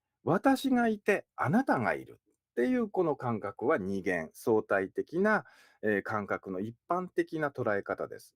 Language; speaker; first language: Japanese; native; Japanese